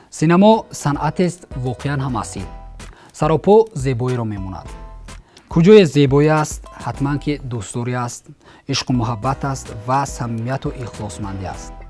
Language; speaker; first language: Tajik; native; Tajik